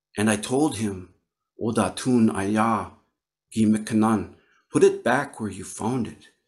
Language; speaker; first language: English; native; English